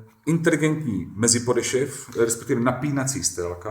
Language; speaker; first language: Czech; native; Czech